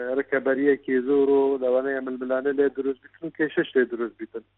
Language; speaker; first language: Central Kurdish; non-native, local second language; Kurdish